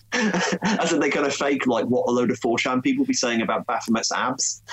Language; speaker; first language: English; native; English